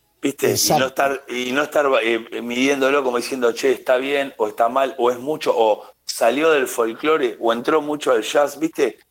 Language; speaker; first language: Spanish; native; Spanish